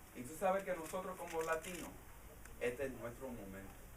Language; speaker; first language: Spanish; early bilingual, heritage; Spanish